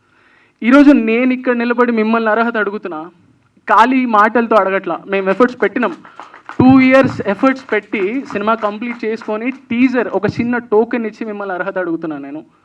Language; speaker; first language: Telugu; native; Telugu